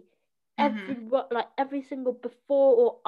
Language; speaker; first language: English; early bilingual, other home language; Cantonese